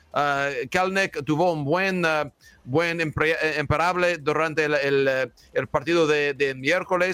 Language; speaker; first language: Spanish; non-native, learner; English